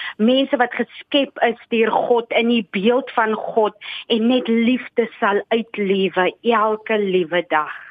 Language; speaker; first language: Afrikaans; native; Afrikaans